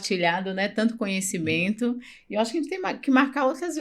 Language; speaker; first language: Portuguese; native; Portuguese